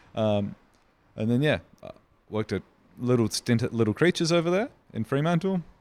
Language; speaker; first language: English; native; English